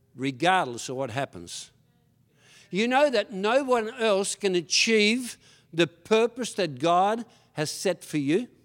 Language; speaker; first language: English; early bilingual, other home language; Dutch